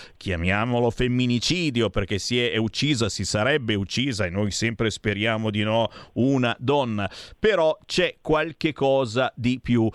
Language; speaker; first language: Italian; native; Italian